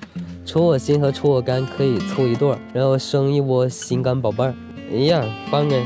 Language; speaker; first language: Chinese; native; Chinese